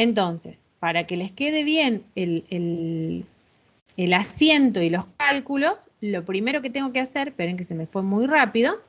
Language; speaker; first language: Spanish; native; Spanish